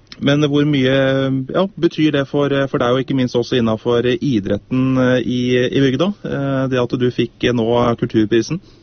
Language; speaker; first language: Norwegian; native; Norwegian